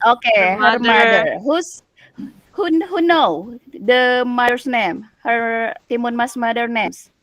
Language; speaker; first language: English; non-native, learner; Indonesian